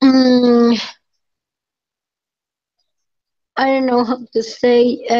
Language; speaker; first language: English; non-native, learner; Spanish